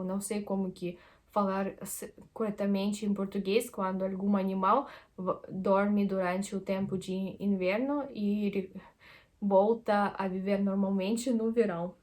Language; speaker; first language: Portuguese; non-native, fluent; Russian